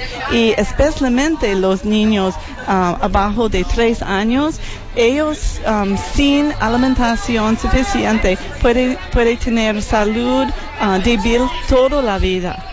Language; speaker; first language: Spanish; non-native, learner; English